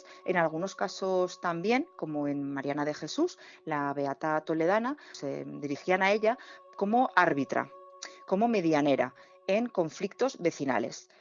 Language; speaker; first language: Spanish; native; Spanish